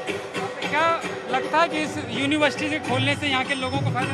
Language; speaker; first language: Hindi; native; Hindi